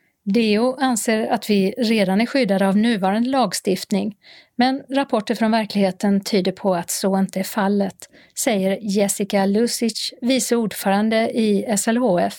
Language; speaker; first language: Swedish; native; Swedish